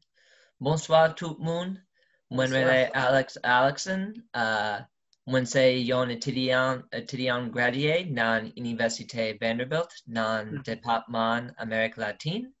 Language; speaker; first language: Haitian Creole; non-native, learner; English